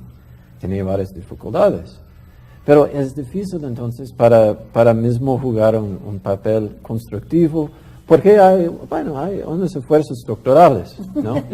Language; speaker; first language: Spanish; non-native, fluent; English